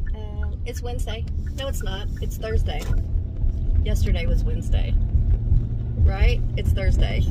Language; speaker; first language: English; native; English